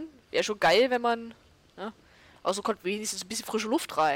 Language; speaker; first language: German; native; German